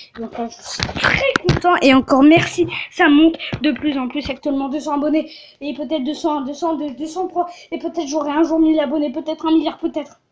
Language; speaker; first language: French; native; French